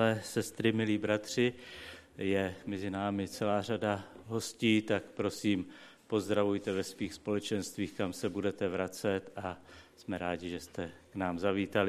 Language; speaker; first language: Czech; native; Czech